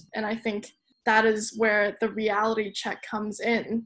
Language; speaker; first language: English; non-native, local second language; Cantonese